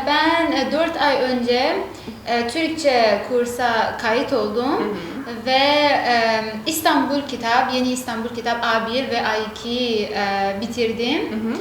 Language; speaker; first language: Turkish; non-native, learner; Persian